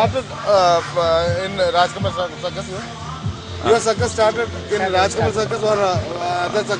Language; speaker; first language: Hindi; non-native, local second language; Malayalam